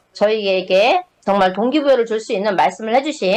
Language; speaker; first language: Korean; native; Korean